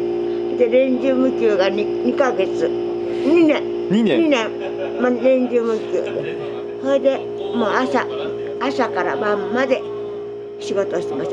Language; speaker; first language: Japanese; native; Japanese